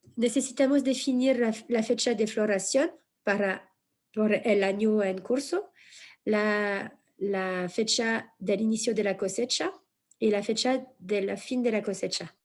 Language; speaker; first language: Spanish; non-native, fluent; French